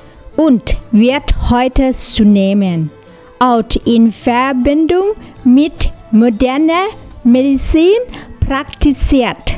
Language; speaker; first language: German; non-native, learner; Thai